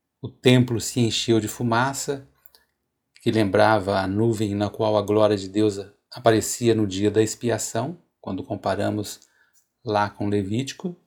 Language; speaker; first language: Portuguese; native; Portuguese